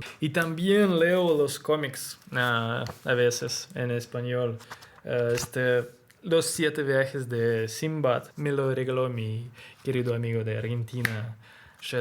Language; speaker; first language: Spanish; non-native, learner; Russian